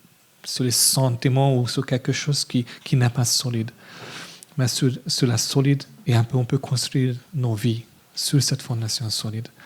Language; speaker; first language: French; non-native, fluent; English